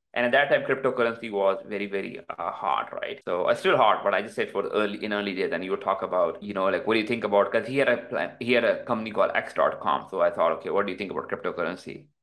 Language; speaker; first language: English; non-native, local second language; Urdu